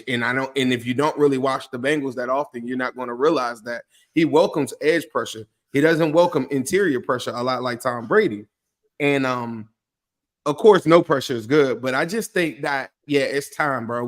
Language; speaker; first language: English; native; English